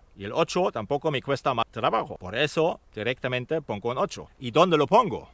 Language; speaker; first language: Spanish; non-native, fluent; German